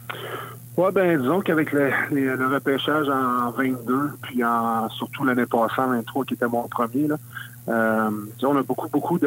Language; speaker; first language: French; native; French